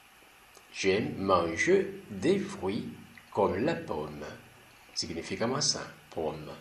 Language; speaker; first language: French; non-native, learner; Portuguese